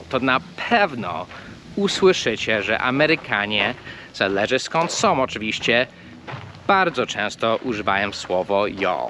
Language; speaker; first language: Polish; non-native, fluent; English